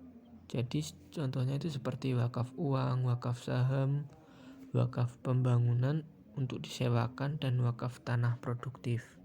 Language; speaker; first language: Indonesian; native; Indonesian